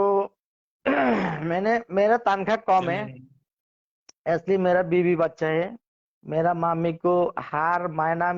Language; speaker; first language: Hindi; non-native, learner; Bangla